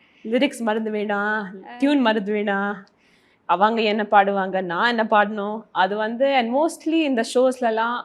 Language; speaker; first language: Tamil; early bilingual, heritage; Tamil